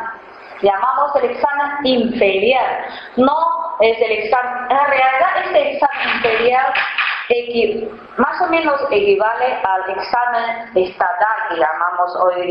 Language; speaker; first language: Spanish; non-native, fluent; Chinese